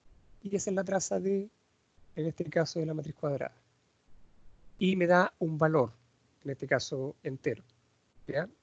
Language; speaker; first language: Spanish; native; Spanish